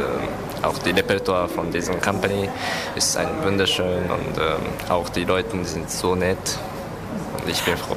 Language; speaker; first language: German; non-native, learner; Japanese